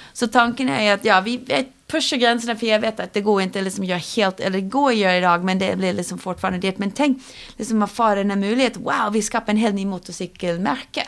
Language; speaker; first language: Swedish; non-native, fluent; English